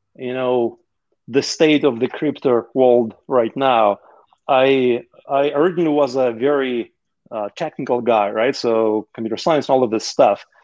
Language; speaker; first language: English; non-native, fluent; Russian